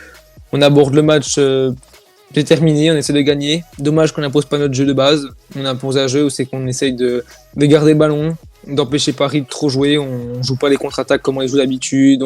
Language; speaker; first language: French; native; French